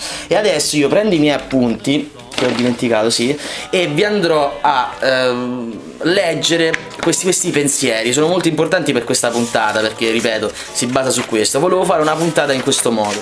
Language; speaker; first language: Italian; native; Italian